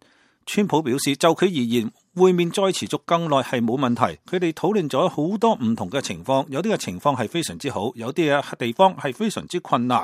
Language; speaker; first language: Chinese; non-native, local second language; Cantonese